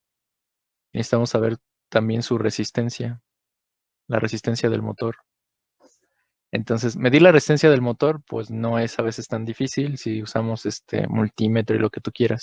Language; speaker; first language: Spanish; native; Spanish